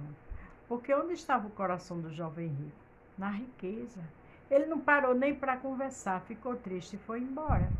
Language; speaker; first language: Portuguese; native; Portuguese